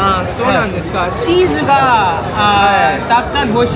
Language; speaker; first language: Japanese; non-native, learner; Telugu